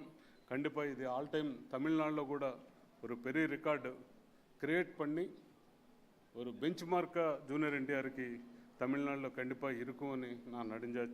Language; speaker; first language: Tamil; non-native, local second language; Telugu